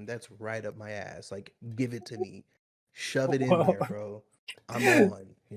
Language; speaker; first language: English; native; English